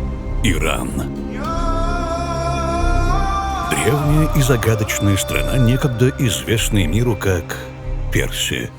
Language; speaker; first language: Russian; native; Russian